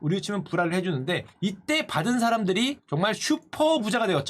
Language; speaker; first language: Korean; native; Korean